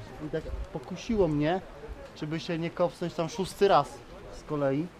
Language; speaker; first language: Polish; native; Polish